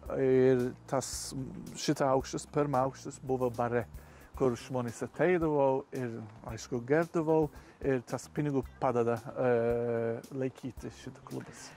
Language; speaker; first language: Lithuanian; non-native, learner; English